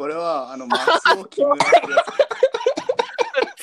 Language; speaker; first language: Japanese; native; Japanese